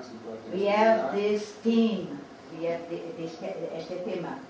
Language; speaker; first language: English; non-native, learner; Portuguese